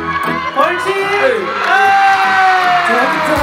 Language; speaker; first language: Japanese; non-native, learner; Korean